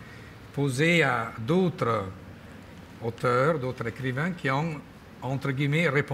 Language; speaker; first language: French; non-native, fluent; Italian